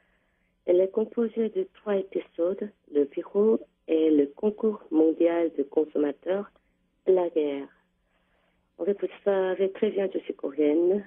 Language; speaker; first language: French; non-native, learner; Korean